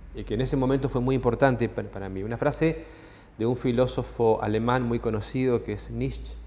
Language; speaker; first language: Spanish; native; Spanish